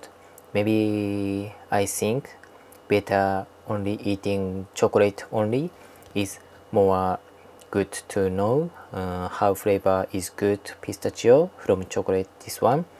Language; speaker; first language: English; non-native, learner; Japanese